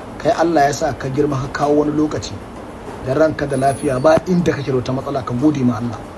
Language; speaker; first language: Hausa; native; Hausa